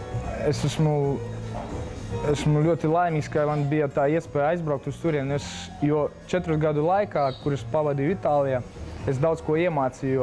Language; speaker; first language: Latvian; non-native, local second language; Russian